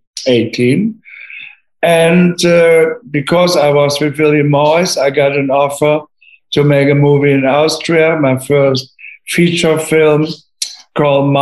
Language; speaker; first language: English; non-native, fluent; German